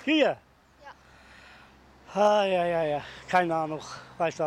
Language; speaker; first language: German; non-native, learner; Turkish